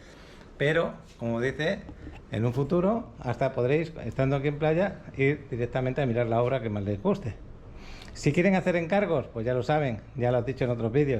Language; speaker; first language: Spanish; native; Spanish